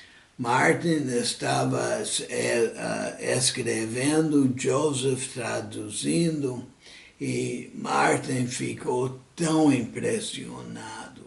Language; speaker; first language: Portuguese; non-native, fluent; English